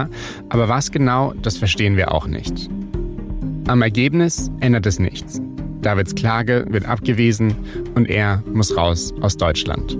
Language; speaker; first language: German; native; German